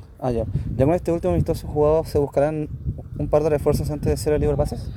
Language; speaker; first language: Spanish; native; Spanish